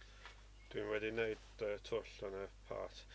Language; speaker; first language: Welsh; non-native, learner; English